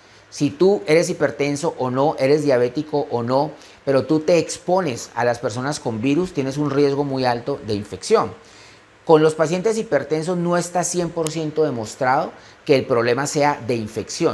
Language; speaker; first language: Spanish; native; Spanish